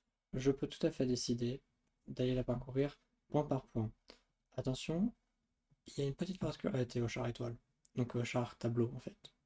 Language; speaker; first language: French; native; French